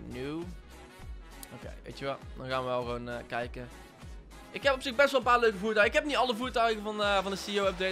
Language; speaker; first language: Dutch; native; Dutch